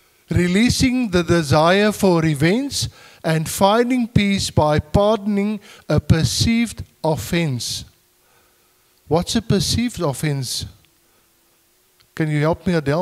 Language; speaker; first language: English; non-native, local second language; Afrikaans